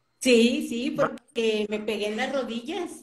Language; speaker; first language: Spanish; native; Spanish